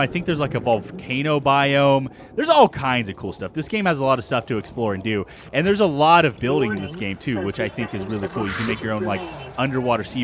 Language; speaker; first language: English; native; English